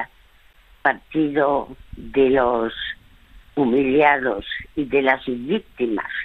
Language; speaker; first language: Spanish; early bilingual, other home language; French